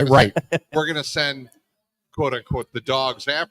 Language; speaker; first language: English; native; English